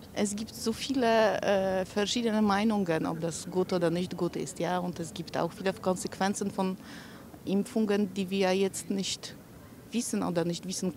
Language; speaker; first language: German; non-native, fluent; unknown